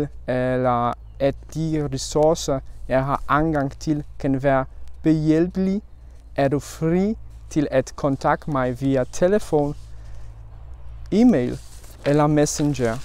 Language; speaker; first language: Danish; non-native, learner; Polish